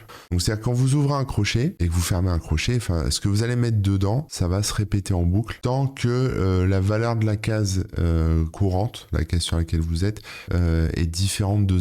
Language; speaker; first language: French; native; French